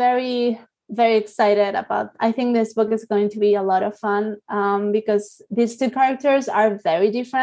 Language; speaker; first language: English; non-native, fluent; Spanish